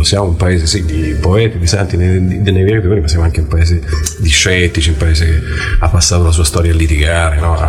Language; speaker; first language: Italian; native; Italian